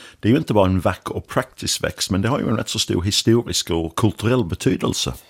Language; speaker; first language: Swedish; non-native, fluent; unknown